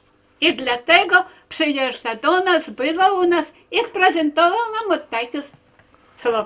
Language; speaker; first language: Polish; early bilingual, heritage; Polish